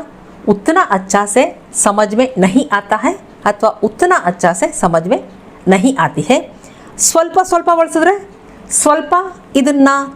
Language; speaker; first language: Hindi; non-native, local second language; Kannada